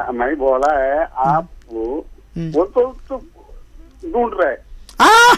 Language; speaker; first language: Hindi; non-native, local second language; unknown